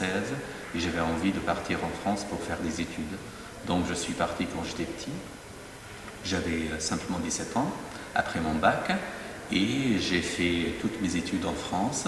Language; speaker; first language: French; non-native, fluent; Arabic